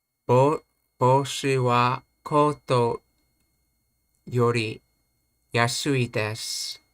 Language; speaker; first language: Japanese; non-native, learner; English